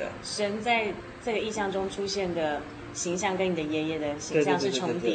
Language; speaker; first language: Chinese; native; Chinese